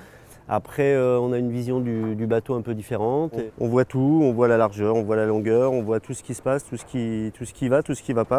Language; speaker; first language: French; native; French